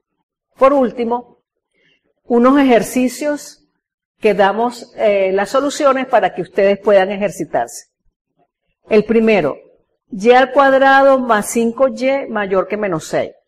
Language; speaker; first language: Spanish; native; Spanish